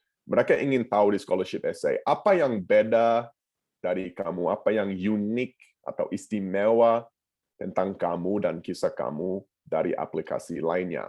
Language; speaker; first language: Indonesian; non-native, fluent; English